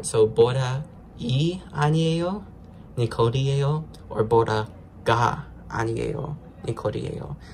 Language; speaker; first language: Korean; non-native, learner; English